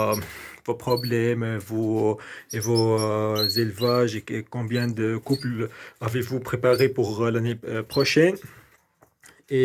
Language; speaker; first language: French; non-native, local second language; Arabic